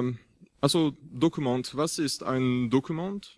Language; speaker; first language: German; non-native, fluent; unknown